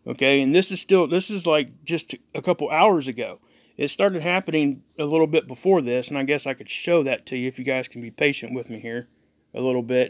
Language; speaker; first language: English; native; English